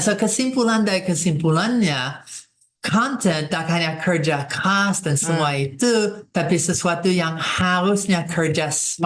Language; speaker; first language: Indonesian; non-native, fluent; English